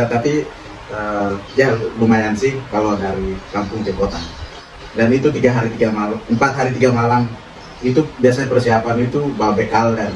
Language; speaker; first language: Indonesian; non-native, local second language; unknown